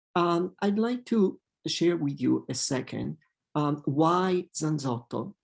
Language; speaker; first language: English; non-native, fluent; Italian